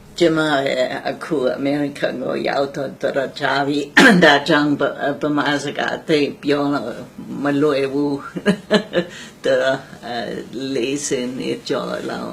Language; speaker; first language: Burmese; non-native, learner; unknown